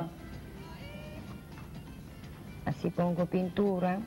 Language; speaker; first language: Spanish; non-native, learner; Russian